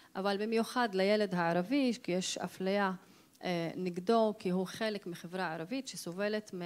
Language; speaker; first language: Hebrew; non-native, local second language; Arabic